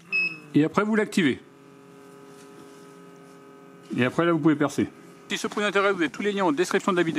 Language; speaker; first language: French; native; French